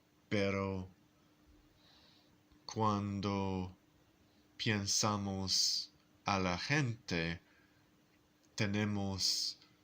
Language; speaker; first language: Spanish; non-native, learner; English